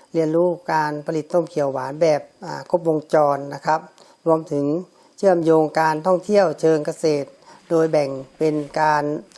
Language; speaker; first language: Thai; native; Thai